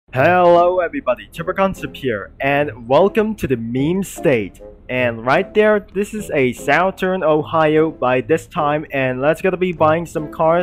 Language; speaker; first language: English; non-native, learner; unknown